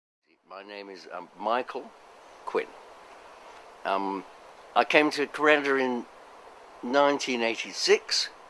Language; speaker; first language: English; native; English